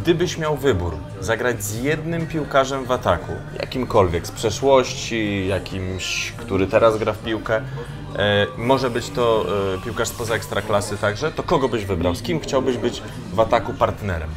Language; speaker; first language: Polish; native; Polish